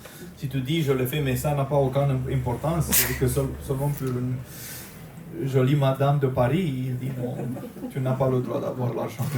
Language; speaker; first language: French; non-native, fluent; Romanian